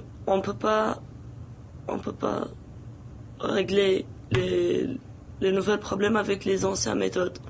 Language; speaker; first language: French; non-native, local second language; Arabic